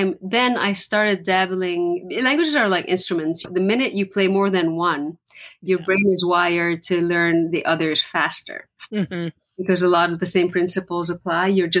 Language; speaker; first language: English; non-native, fluent; Arabic